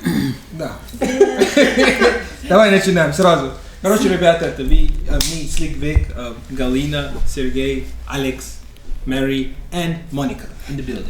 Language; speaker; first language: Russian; non-native, learner; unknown